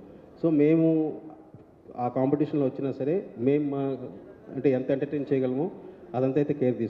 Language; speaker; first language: Telugu; native; Telugu